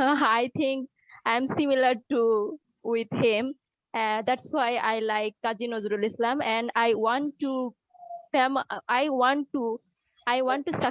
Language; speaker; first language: English; non-native, learner; Bangla